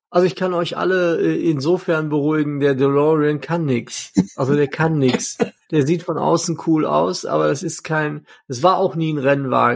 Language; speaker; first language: German; native; German